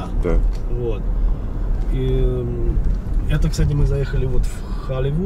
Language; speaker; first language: Russian; native; Russian